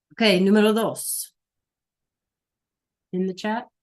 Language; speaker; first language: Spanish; non-native, fluent; English